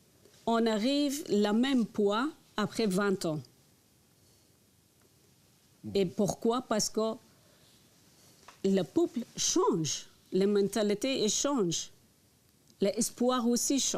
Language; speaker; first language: French; non-native, learner; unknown